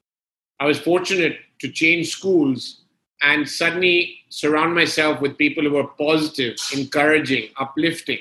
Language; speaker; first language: English; native; English